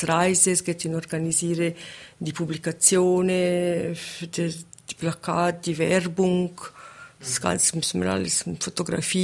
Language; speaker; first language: German; non-native, local second language; Italian